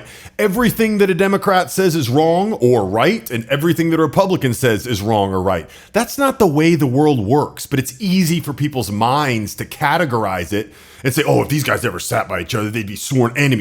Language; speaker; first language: English; native; English